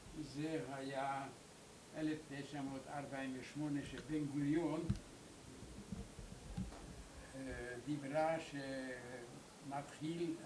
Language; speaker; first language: Hebrew; non-native, learner; German